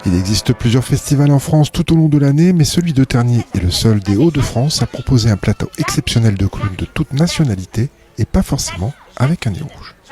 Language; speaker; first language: French; native; French